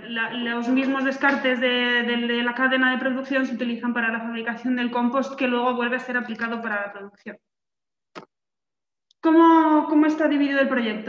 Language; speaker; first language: Spanish; native; Spanish